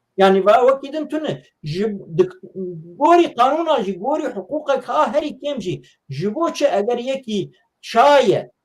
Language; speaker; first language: Kurdish; native; Kurdish